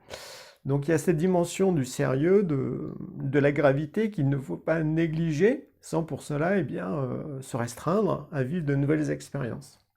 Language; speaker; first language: French; native; French